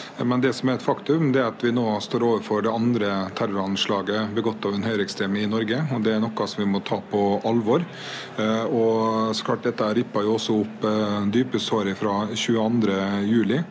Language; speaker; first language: Norwegian; native; Norwegian